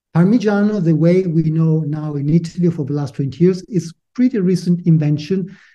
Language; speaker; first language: English; non-native, fluent; Italian